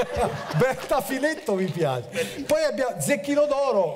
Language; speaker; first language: Italian; native; Italian